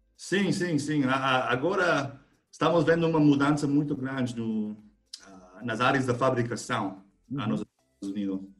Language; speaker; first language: Portuguese; non-native, fluent; English